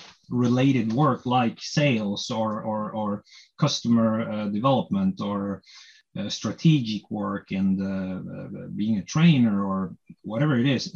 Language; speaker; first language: English; non-native, fluent; Norwegian